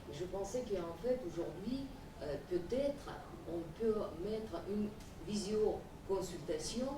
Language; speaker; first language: French; non-native, fluent; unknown